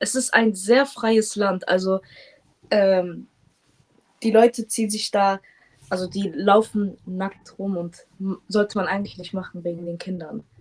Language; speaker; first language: German; early bilingual, other home language; Kurdish